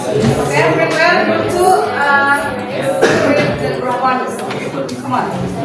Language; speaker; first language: English; non-native, learner; Indonesian